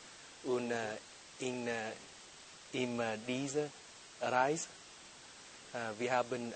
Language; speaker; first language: German; non-native, learner; Vietnamese